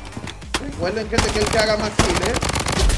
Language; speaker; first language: Spanish; native; Spanish